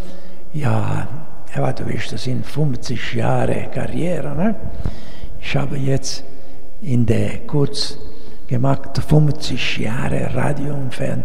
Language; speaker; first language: German; non-native, fluent; Italian